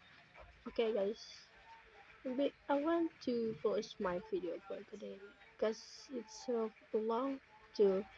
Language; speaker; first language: English; non-native, learner; Indonesian